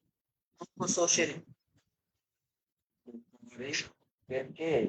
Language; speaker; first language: Italian; non-native, learner; Bangla